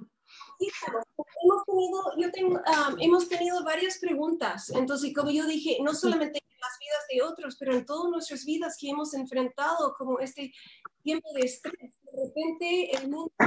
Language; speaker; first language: Spanish; non-native, fluent; English